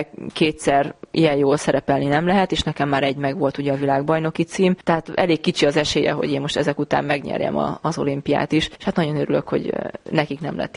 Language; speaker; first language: Hungarian; native; Hungarian